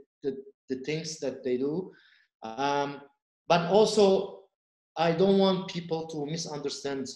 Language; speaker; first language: English; non-native, fluent; Turkish